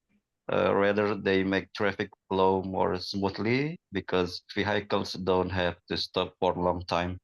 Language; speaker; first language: English; non-native, learner; Indonesian